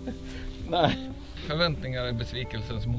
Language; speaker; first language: Swedish; native; Swedish